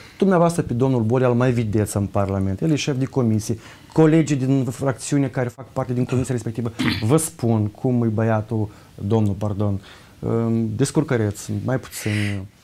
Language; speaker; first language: Romanian; native; Romanian